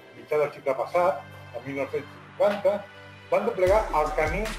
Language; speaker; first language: Catalan; non-native, local second language; Spanish